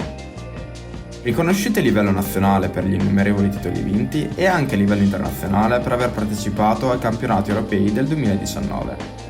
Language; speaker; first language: Italian; native; Italian